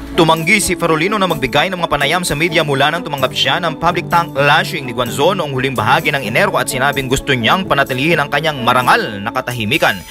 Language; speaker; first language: Filipino; native; Filipino